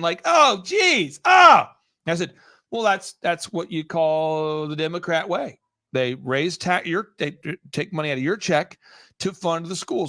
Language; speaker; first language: English; native; English